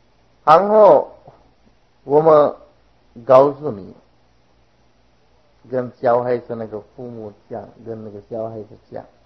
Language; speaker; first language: Chinese; non-native, fluent; Sinhala